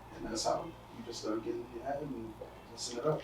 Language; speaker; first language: English; native; English